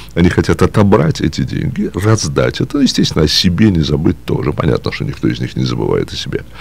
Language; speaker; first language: Russian; native; Russian